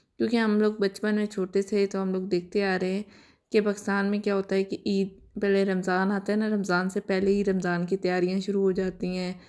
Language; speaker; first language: Urdu; native; Urdu